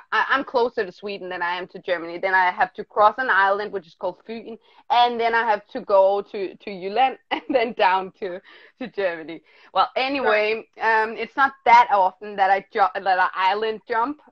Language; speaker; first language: English; non-native, fluent; Danish